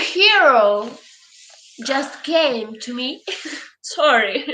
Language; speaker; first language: English; non-native, learner; Ukrainian